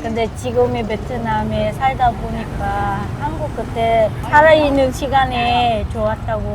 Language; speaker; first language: Korean; non-native, learner; Vietnamese